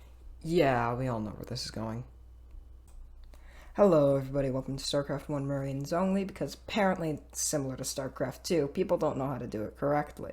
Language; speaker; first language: English; native; English